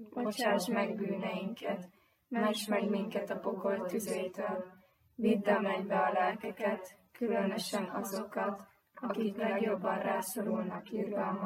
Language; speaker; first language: Hungarian; native; Hungarian